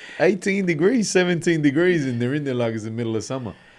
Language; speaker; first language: English; native; English